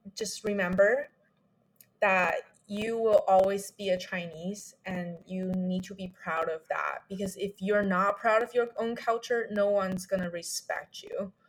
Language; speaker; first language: English; non-native, fluent; Chinese